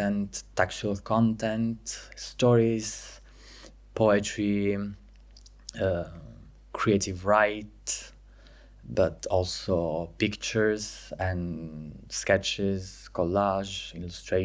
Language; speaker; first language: English; non-native, fluent; Italian